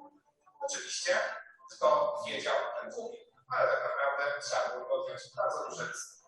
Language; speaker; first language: Polish; native; Polish